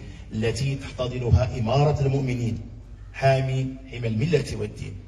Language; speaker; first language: Arabic; native; Arabic